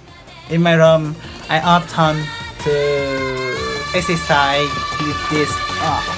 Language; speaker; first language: English; non-native, learner; Vietnamese